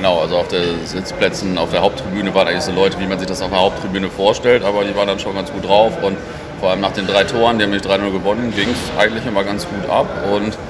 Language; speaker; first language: German; native; German